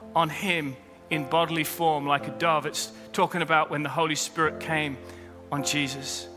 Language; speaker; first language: English; native; English